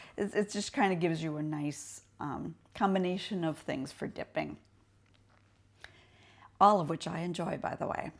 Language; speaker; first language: English; native; English